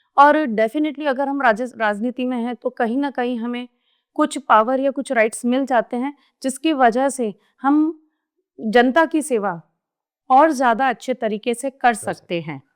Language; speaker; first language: Hindi; native; Hindi